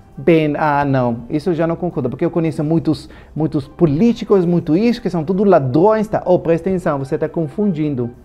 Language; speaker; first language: Portuguese; non-native, fluent; Hebrew